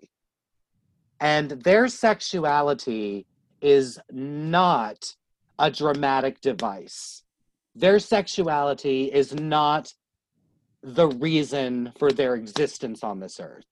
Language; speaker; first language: English; native; English